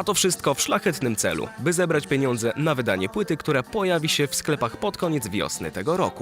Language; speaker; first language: Polish; native; Polish